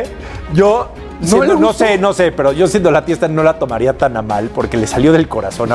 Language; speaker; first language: Spanish; native; Spanish